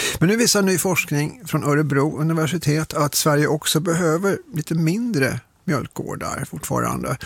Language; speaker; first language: Swedish; native; Swedish